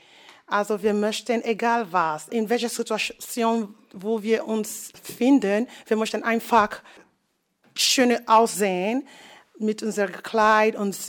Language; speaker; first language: German; non-native, learner; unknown